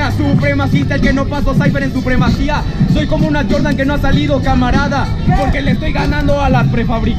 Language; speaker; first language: Spanish; native; Spanish